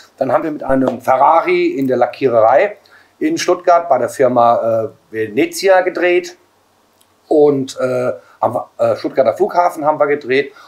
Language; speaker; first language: German; native; German